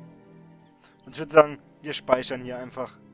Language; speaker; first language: German; native; German